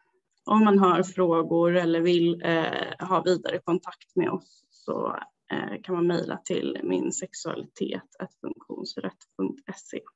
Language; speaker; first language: Swedish; native; Swedish